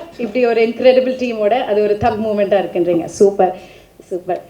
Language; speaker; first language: Tamil; native; Tamil